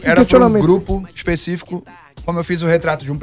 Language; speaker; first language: Portuguese; native; Portuguese